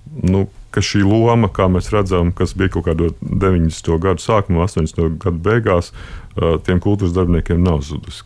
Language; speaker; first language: Latvian; native; Latvian